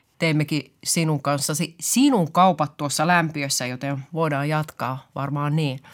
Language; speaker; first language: Finnish; native; Finnish